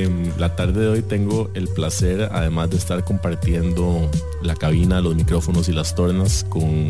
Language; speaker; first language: Spanish; native; Spanish